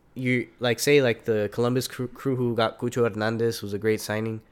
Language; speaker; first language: English; early bilingual, other home language; Spanish